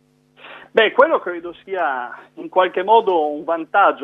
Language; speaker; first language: Italian; native; Italian